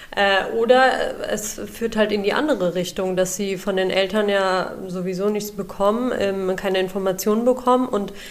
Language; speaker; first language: German; early bilingual, other home language; Urdu